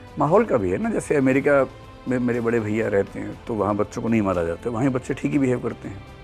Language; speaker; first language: Hindi; native; Hindi